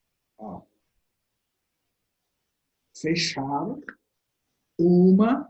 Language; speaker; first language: Portuguese; non-native, fluent; Haitian Creole